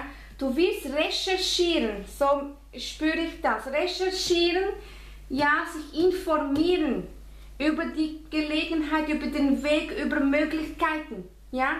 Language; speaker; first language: German; non-native, fluent; Spanish